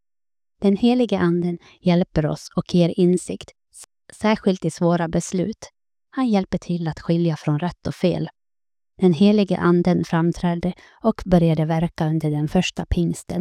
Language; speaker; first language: Swedish; native; Swedish